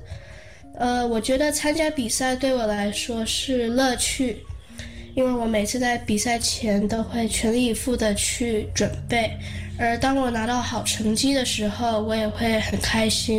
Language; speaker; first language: Chinese; early bilingual, heritage; Chinese